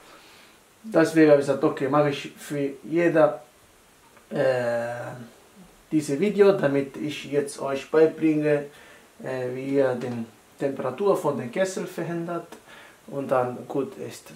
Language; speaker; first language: German; non-native, fluent; Italian